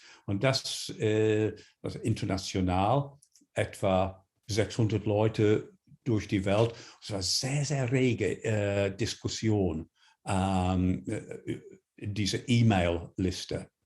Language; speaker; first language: German; non-native, fluent; English